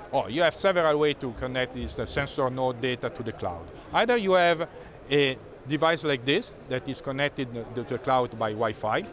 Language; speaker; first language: English; non-native, fluent; Italian